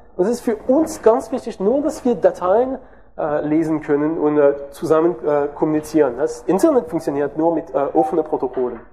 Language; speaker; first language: German; non-native, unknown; French